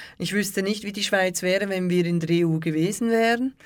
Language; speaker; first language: German; early bilingual, other home language; Turkish